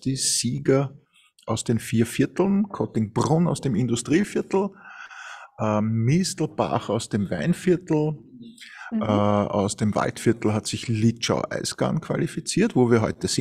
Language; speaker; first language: German; native; German